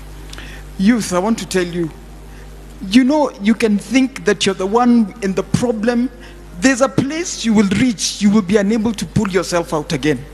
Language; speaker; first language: English; non-native, local second language; Swahili